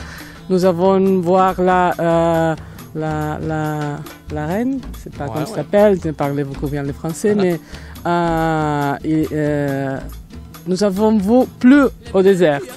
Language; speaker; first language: French; non-native, learner; Catalan